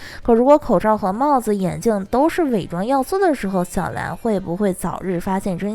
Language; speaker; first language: Chinese; native; Chinese